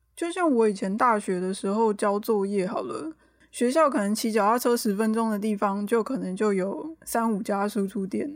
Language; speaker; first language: Chinese; native; Chinese